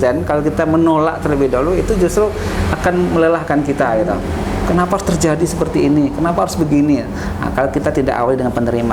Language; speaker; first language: Indonesian; native; Indonesian